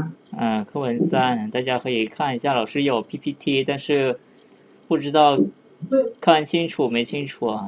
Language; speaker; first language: Chinese; non-native, fluent; Lao